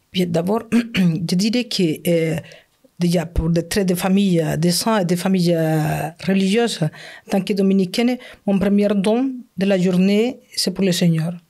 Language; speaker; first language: French; non-native, fluent; Spanish